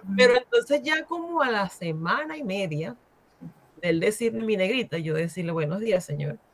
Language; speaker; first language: Spanish; native; Spanish